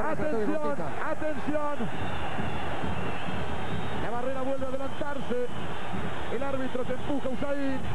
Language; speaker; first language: Spanish; native; Spanish